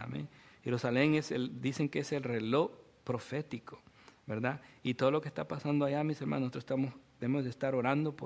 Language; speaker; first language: Spanish; native; Spanish